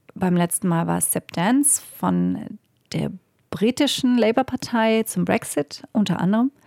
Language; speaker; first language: German; native; German